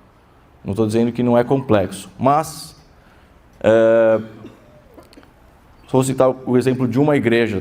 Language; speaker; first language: Portuguese; native; Portuguese